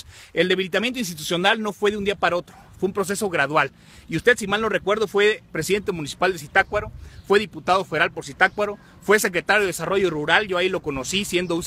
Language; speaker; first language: Spanish; native; Spanish